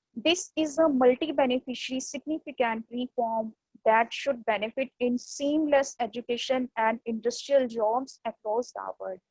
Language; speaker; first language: English; non-native, local second language; Punjabi